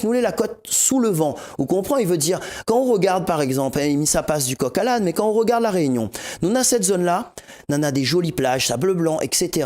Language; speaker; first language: French; non-native, local second language; Réunion Creole French